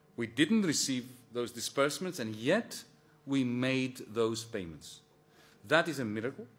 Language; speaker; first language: English; non-native, fluent; Greek